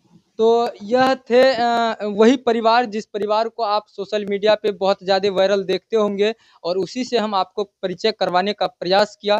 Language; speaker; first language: Hindi; native; Hindi